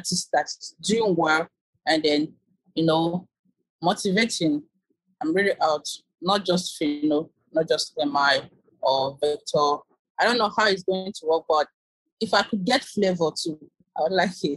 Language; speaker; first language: English; non-native, local second language; Igbo